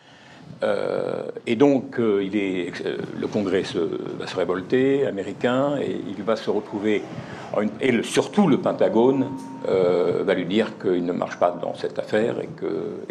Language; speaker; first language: French; native; French